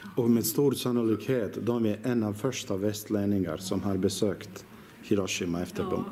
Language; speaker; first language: Swedish; non-native, learner; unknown